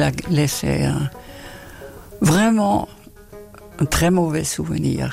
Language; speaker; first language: French; non-native, fluent; Dutch